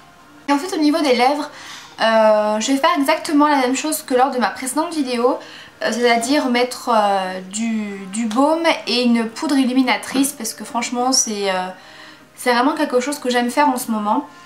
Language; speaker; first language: French; native; French